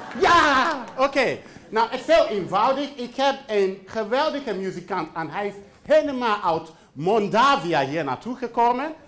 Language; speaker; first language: Dutch; non-native, fluent; English